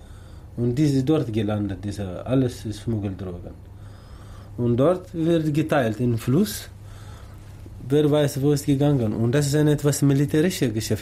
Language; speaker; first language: German; non-native, learner; Tamasheq